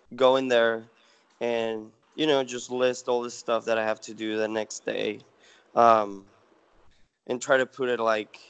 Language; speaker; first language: English; non-native, fluent; Spanish